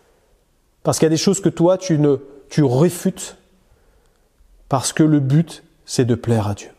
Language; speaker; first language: French; native; French